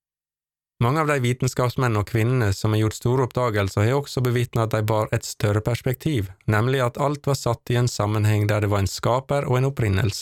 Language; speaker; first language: Norwegian; native; Norwegian